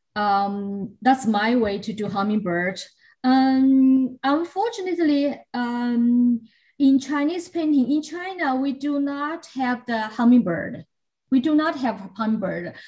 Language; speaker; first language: English; non-native, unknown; Chinese